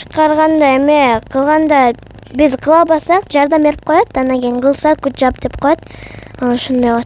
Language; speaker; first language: Kyrgyz; early bilingual, heritage; Kyrgyz